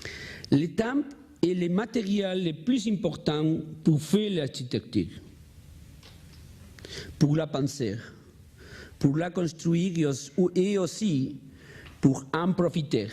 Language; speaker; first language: French; non-native, learner; Spanish